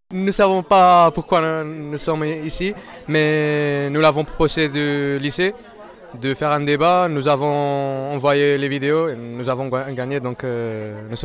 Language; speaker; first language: French; non-native, learner; Spanish